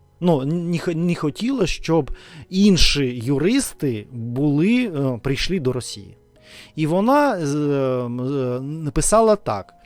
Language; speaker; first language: Ukrainian; non-native, learner; Russian